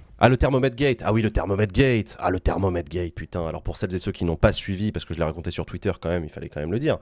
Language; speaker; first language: French; native; French